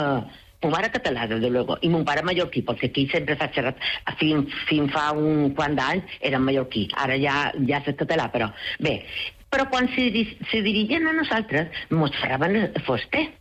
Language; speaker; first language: Catalan; non-native, local second language; Spanish